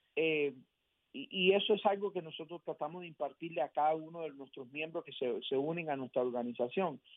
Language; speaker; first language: Spanish; early bilingual, heritage; Spanish